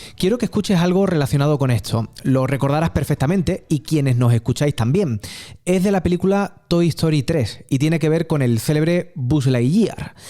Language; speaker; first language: Spanish; native; Spanish